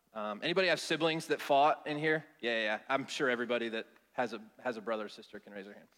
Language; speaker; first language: English; native; English